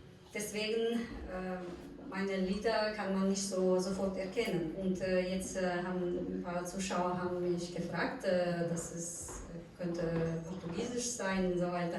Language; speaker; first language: German; non-native, fluent; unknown